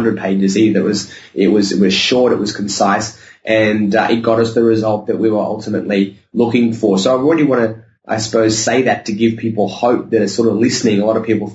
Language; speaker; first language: English; native; English